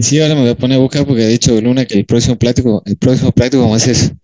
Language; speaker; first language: Spanish; native; Spanish